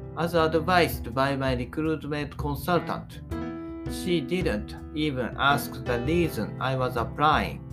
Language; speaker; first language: English; non-native, fluent; Japanese